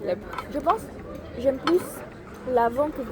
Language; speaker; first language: French; non-native, learner; Indonesian